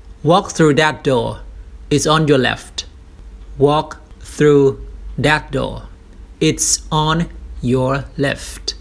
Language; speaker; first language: English; non-native, fluent; Thai